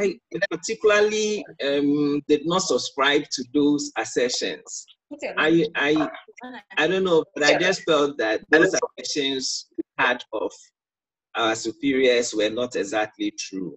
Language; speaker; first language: English; non-native, local second language; Akan